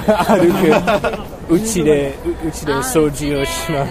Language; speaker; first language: Japanese; non-native, learner; English